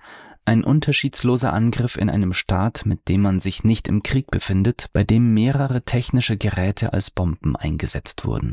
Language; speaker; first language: German; native; German